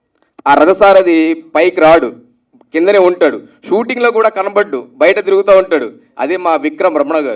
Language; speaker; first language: Telugu; native; Telugu